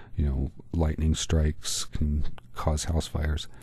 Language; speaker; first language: English; native; English